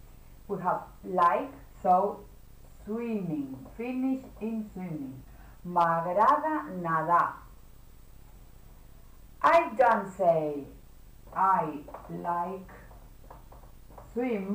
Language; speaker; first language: English; non-native, fluent; Catalan